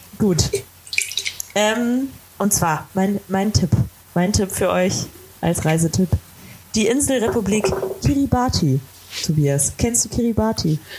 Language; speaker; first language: German; native; German